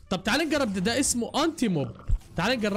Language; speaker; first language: Arabic; native; Arabic